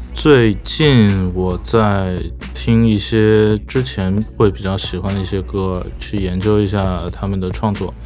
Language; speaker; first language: Chinese; native; Chinese